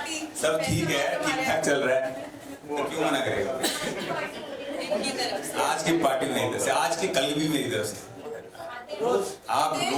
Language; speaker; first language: Hindi; native; Hindi